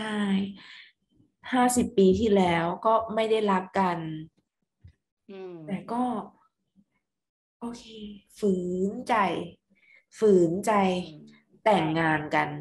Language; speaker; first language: Thai; native; Thai